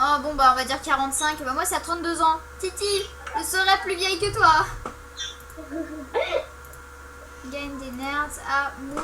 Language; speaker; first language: French; native; French